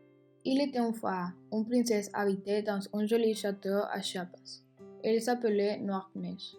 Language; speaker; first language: French; non-native, learner; Spanish